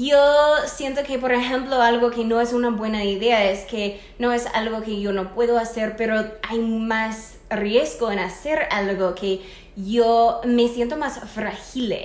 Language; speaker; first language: Spanish; non-native, fluent; English